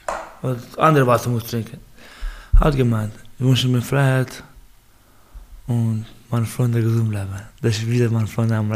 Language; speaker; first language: German; non-native, learner; Baluchi